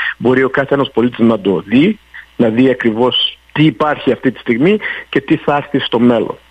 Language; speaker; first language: Greek; early bilingual, heritage; Greek